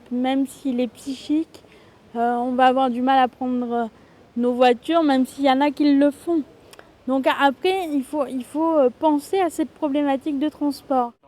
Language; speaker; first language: French; native; French